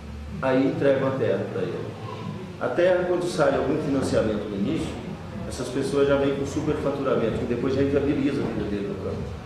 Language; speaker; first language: Portuguese; native; Portuguese